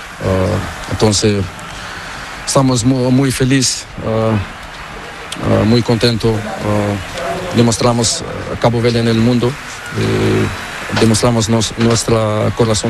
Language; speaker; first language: Spanish; non-native, learner; Portuguese